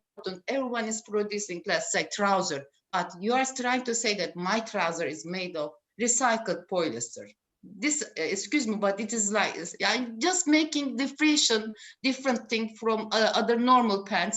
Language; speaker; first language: English; non-native, fluent; Turkish